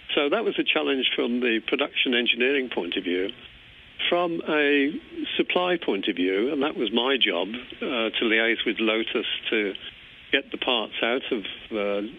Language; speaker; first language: English; native; English